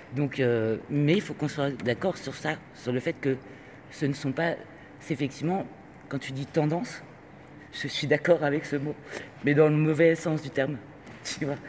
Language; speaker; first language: French; non-native, fluent; Spanish